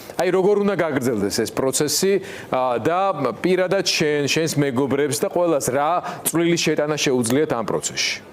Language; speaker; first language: Georgian; native; Georgian